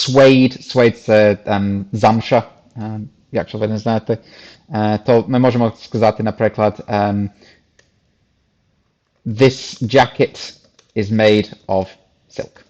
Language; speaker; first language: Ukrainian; non-native, fluent; English